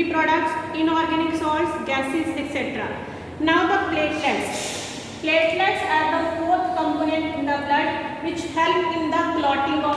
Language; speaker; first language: English; non-native, local second language; Hindi